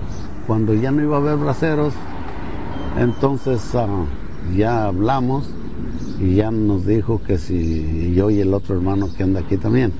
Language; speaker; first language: Spanish; native; Spanish